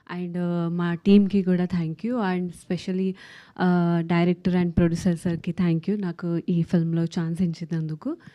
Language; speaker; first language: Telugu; non-native, fluent; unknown